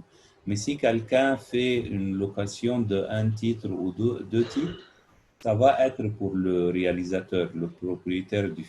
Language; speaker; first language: French; non-native, learner; Arabic